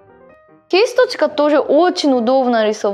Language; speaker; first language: Russian; non-native, learner; Korean